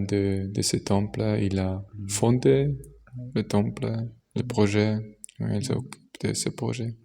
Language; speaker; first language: French; non-native, local second language; German